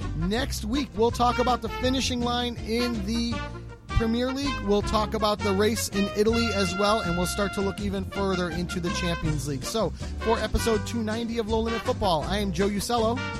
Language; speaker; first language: English; native; English